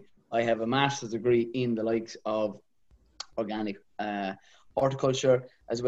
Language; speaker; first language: English; native; English